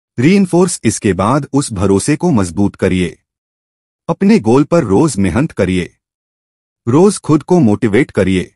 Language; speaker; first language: Hindi; native; Hindi